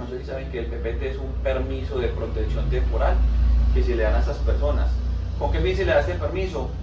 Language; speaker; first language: Spanish; native; Spanish